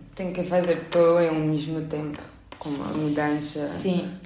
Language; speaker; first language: Portuguese; non-native, learner; Spanish